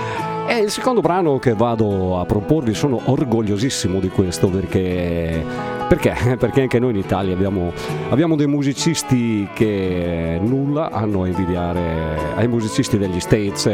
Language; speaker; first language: Italian; native; Italian